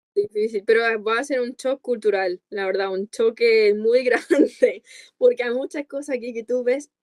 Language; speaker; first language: Spanish; non-native, fluent; English